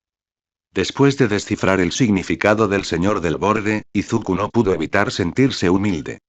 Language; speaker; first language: Spanish; native; Spanish